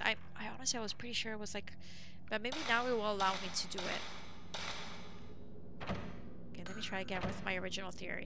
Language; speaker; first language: English; early bilingual, other home language; Italian